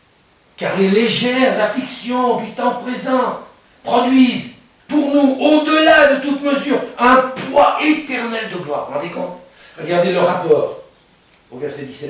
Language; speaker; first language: French; native; French